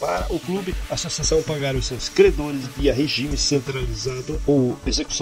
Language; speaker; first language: Portuguese; native; Portuguese